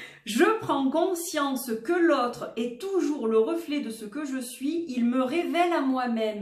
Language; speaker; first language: French; native; French